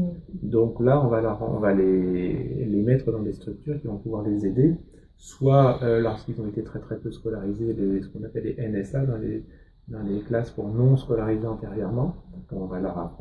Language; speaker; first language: French; native; French